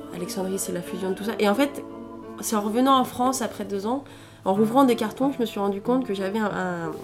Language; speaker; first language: French; native; French